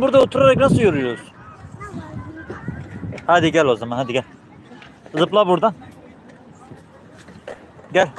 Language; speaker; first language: Turkish; native; Turkish